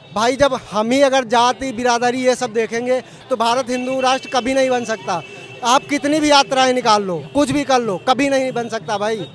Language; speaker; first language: Hindi; native; Hindi